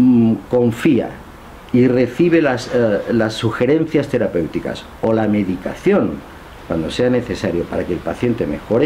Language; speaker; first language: Spanish; native; Spanish